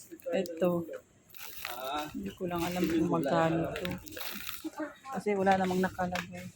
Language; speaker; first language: Filipino; native; Filipino